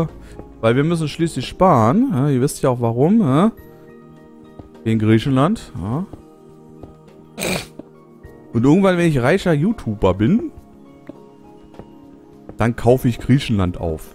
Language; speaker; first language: German; native; German